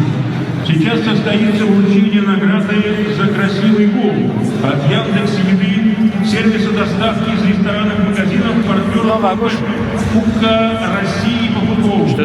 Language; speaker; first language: Russian; native; Russian